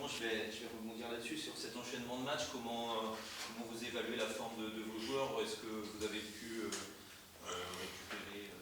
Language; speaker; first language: French; native; French